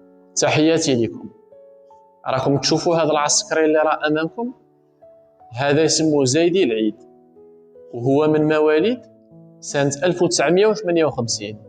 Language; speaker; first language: Arabic; native; Arabic